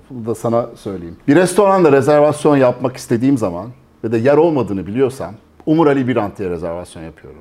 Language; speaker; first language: Turkish; early bilingual, heritage; Turkish